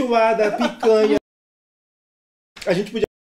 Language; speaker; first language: Portuguese; native; Portuguese